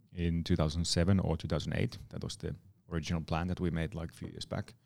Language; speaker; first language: English; non-native, fluent; Finnish